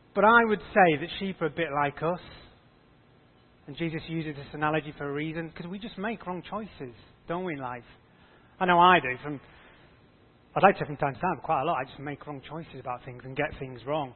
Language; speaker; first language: English; native; English